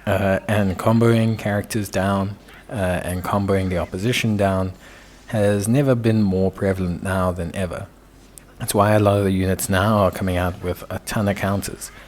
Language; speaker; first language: English; native; English